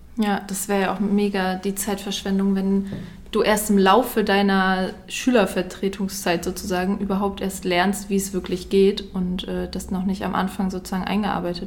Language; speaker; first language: German; native; German